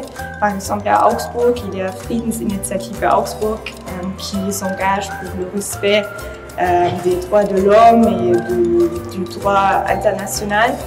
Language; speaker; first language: French; non-native, fluent; German